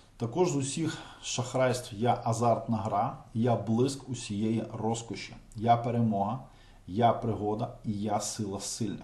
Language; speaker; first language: Ukrainian; native; Ukrainian